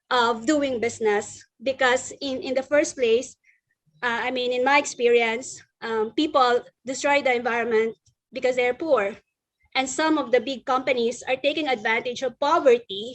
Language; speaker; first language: English; non-native, local second language; Filipino